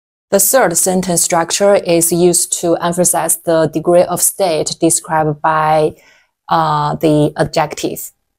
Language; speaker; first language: English; non-native, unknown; Chinese